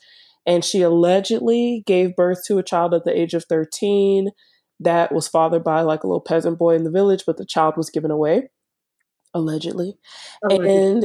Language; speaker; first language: English; native; English